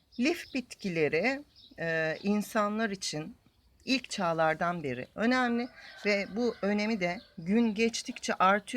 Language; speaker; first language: Turkish; native; Turkish